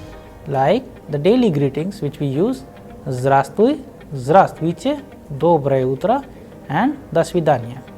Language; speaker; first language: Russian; non-native, fluent; Hindi